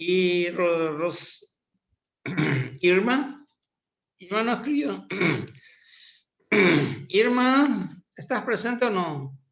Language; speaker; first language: Spanish; native; Spanish